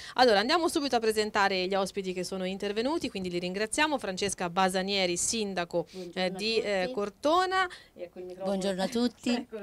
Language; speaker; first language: Italian; native; Italian